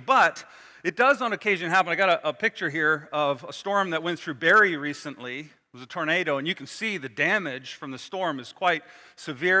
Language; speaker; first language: English; native; English